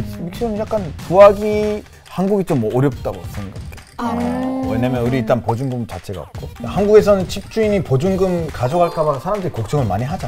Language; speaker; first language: Korean; non-native, fluent; Spanish